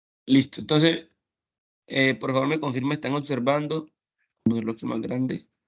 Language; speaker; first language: Spanish; native; Spanish